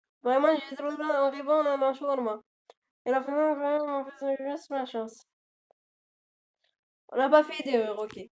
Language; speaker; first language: French; native; French